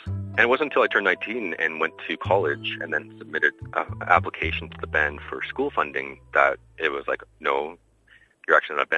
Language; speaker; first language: English; native; English